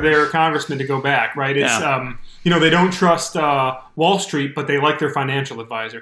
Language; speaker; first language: English; native; English